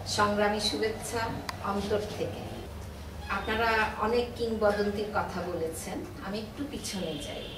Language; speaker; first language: Bangla; native; Bangla